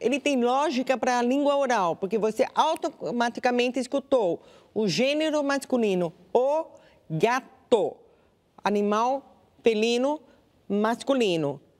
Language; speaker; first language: Portuguese; non-native, local second language; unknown